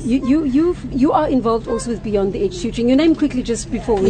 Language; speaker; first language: English; non-native, local second language; Afrikaans